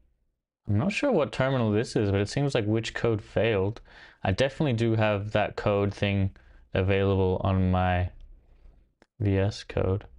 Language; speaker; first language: English; native; English